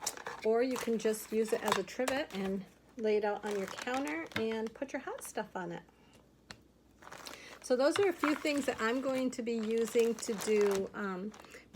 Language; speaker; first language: English; native; English